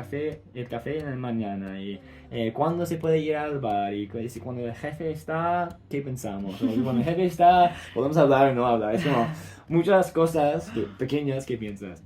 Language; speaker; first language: Spanish; non-native, fluent; English